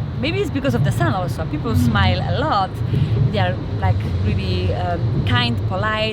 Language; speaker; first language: English; non-native, fluent; Polish